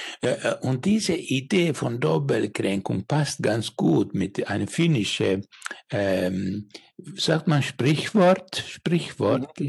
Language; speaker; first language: German; non-native, learner; Finnish